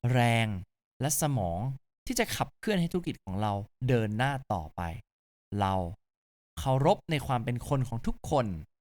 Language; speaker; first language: Thai; native; Thai